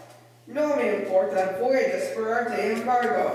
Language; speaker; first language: Spanish; non-native, learner; English